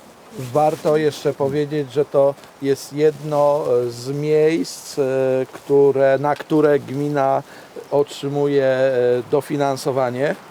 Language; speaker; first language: Polish; native; Polish